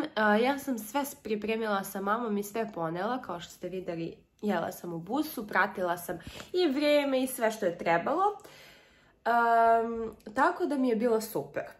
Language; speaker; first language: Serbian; early bilingual, heritage; Serbian